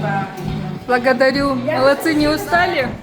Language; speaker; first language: Russian; native; Russian